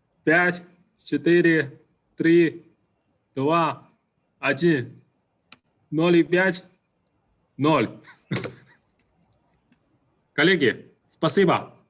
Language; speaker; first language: Russian; non-native, fluent; Chinese